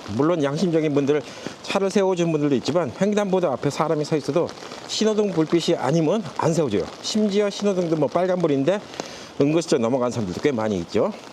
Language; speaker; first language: Korean; native; Korean